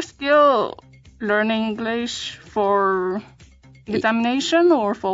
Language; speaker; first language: English; non-native, fluent; Chinese